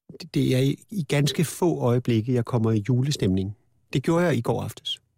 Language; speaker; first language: Danish; native; Danish